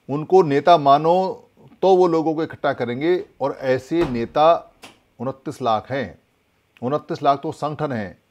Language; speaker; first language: Hindi; native; Hindi